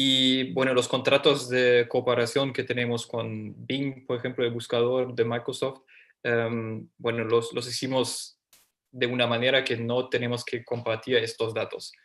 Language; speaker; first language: Spanish; non-native, fluent; German